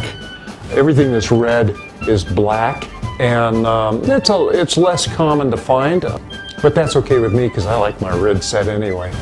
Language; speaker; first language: English; native; English